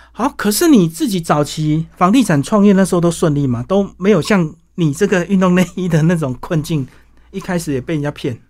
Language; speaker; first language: Chinese; native; Chinese